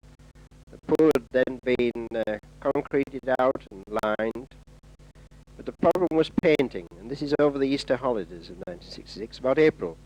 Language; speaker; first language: English; native; English